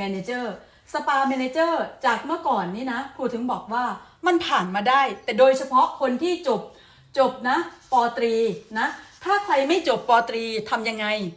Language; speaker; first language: Thai; native; Thai